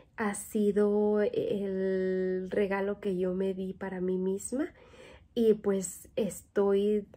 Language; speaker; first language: Spanish; native; Spanish